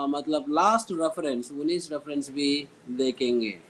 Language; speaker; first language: Hindi; non-native, local second language; Telugu